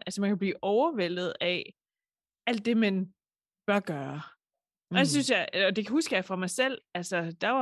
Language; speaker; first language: Danish; native; Danish